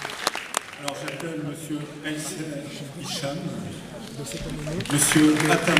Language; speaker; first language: French; native; French